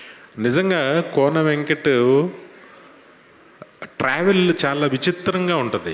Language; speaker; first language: Telugu; native; Telugu